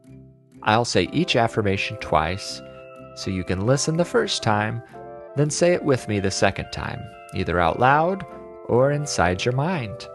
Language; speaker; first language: English; native; English